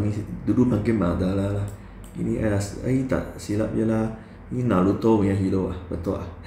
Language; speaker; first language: Malay; non-native, local second language; Chinese